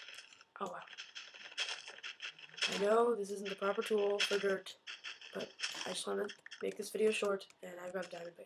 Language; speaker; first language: English; native; English